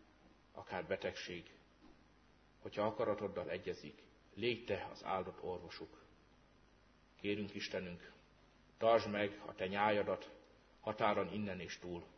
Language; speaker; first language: Hungarian; native; Hungarian